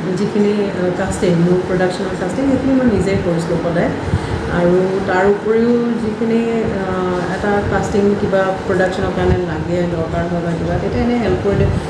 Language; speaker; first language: Assamese; native; Assamese